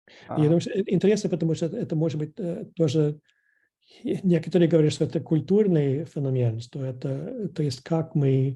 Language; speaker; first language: Russian; non-native, fluent; English